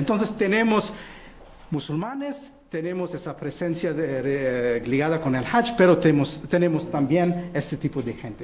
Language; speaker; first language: Spanish; non-native, fluent; Portuguese